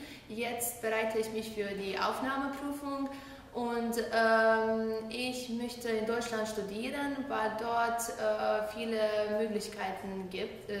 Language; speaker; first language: German; non-native, learner; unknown